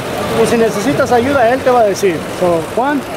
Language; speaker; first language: Spanish; early bilingual, heritage; Spanish